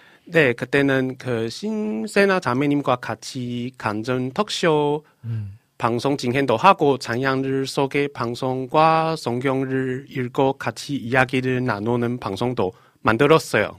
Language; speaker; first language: Korean; non-native, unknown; Chinese